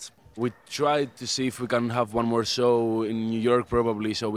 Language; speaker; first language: English; non-native, fluent; Greek